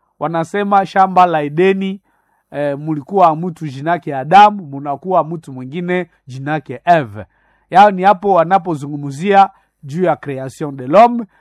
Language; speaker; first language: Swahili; non-native, local second language; Nande